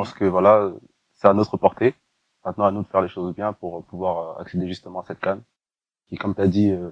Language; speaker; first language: French; native; French